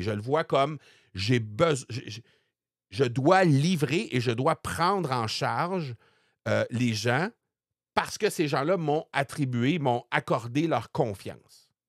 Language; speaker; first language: French; native; French